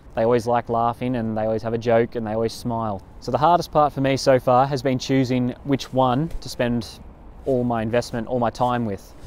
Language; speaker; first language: English; native; English